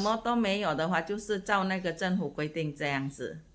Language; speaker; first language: Chinese; non-native, fluent; Indonesian